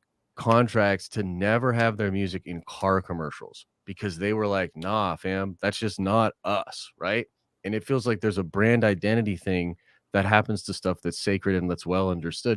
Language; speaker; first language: English; native; English